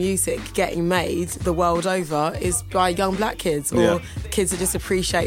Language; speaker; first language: English; native; English